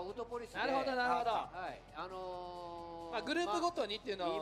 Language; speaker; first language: Japanese; native; Japanese